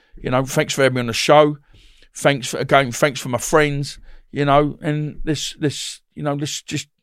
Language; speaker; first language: English; native; English